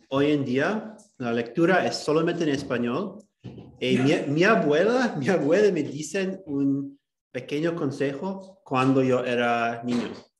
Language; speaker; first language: Spanish; non-native, learner; English